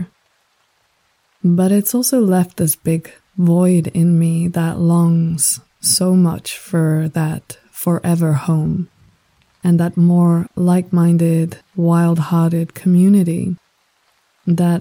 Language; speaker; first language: English; native; English